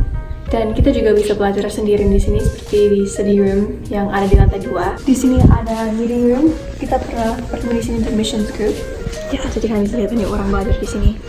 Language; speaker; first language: Indonesian; non-native, fluent; English